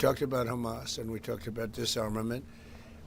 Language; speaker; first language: English; native; English